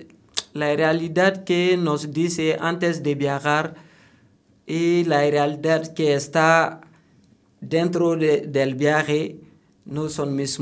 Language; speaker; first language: Spanish; non-native, learner; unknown